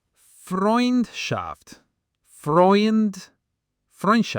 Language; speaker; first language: German; non-native, learner; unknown